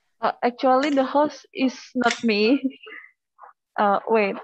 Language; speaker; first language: English; non-native, learner; Indonesian